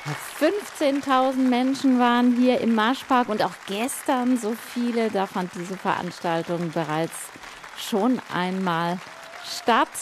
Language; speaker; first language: German; native; German